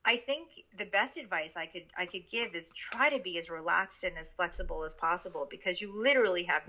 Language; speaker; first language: English; early bilingual, other home language; Japanese